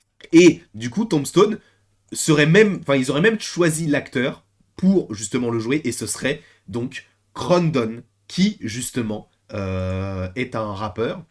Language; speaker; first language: French; native; French